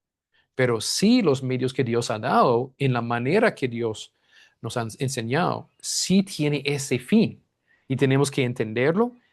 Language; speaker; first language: Spanish; non-native, fluent; English